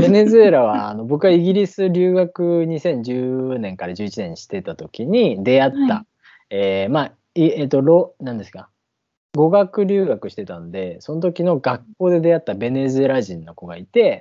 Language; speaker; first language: Japanese; native; Japanese